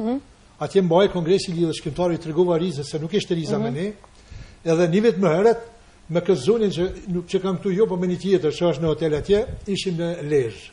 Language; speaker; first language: Albanian; native; Albanian